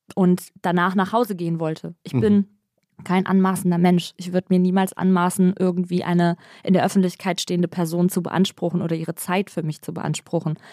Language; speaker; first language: German; native; German